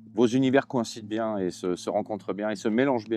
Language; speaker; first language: French; native; French